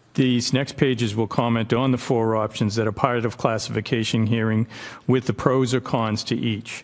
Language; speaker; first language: English; native; English